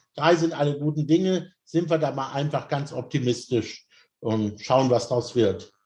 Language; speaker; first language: German; native; German